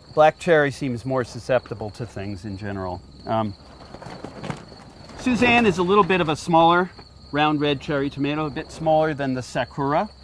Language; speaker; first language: English; native; English